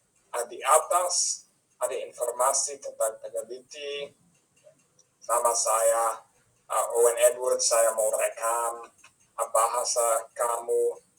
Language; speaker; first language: Indonesian; non-native, fluent; English